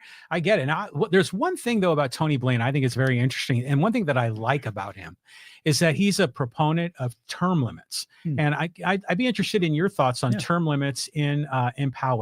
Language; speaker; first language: English; native; English